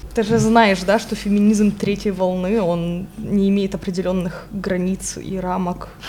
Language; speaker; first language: Russian; non-native, local second language; Ukrainian